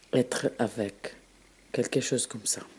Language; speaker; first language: French; non-native, fluent; Portuguese